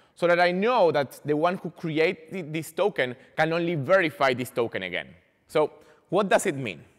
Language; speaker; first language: English; non-native, fluent; Spanish